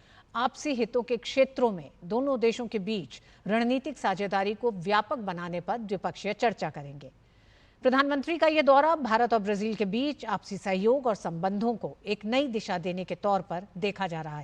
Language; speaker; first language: Hindi; native; Hindi